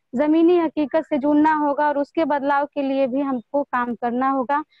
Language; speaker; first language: Hindi; native; Hindi